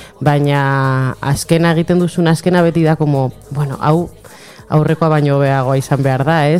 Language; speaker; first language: Basque; non-native, local second language; Spanish